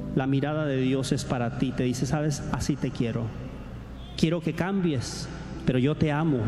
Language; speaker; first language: Spanish; native; Spanish